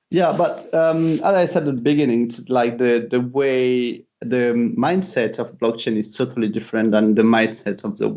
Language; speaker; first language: English; non-native, fluent; French